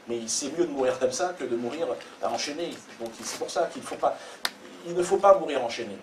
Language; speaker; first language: French; native; French